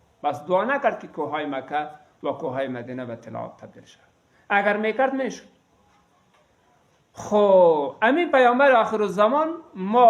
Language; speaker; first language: Persian; native; Persian